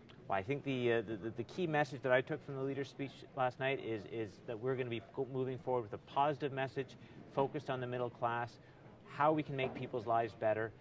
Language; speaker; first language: English; native; English